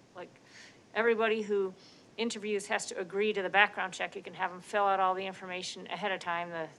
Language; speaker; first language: English; native; English